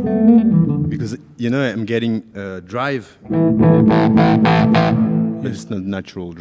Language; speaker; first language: English; non-native, fluent; French